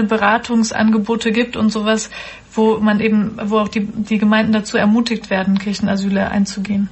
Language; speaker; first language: German; native; German